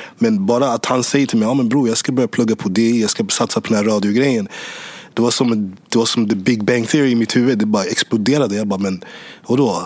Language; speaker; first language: Swedish; early bilingual, other home language; English